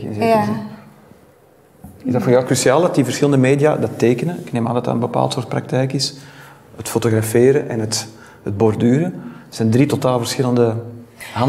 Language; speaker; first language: Dutch; native; Dutch